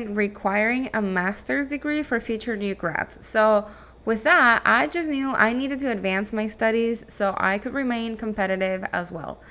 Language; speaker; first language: English; non-native, fluent; Spanish